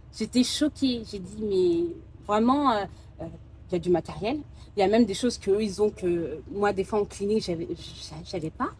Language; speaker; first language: French; early bilingual, other home language; Soninke